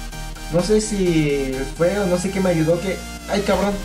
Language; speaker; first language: Spanish; native; Spanish